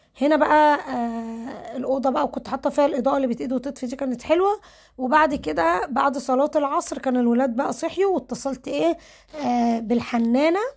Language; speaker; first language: Arabic; native; Arabic